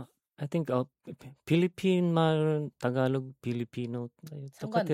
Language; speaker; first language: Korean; non-native, learner; Filipino